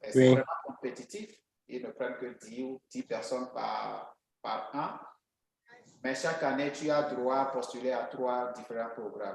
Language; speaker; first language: French; non-native, local second language; Ewe